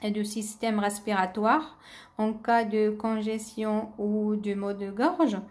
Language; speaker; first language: French; non-native, local second language; Arabic